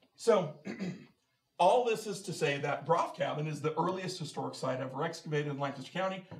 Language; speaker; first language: English; native; English